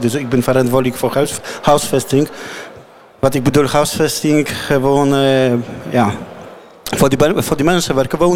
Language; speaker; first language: Dutch; non-native, learner; Polish